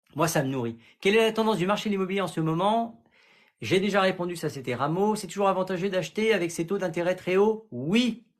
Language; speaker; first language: French; native; French